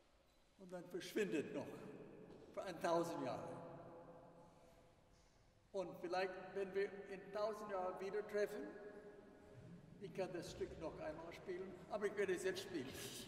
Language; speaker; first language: German; non-native, fluent; English